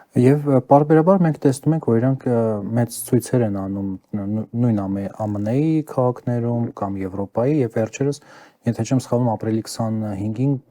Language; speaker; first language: Armenian; native; Armenian